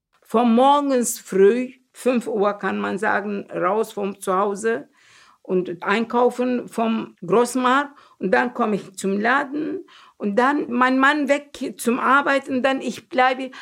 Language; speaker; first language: German; non-native, learner; Turkish